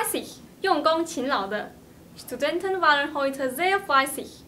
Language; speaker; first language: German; non-native, learner; Chinese